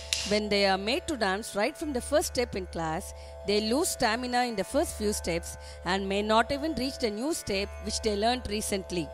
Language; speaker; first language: English; non-native, local second language; Tamil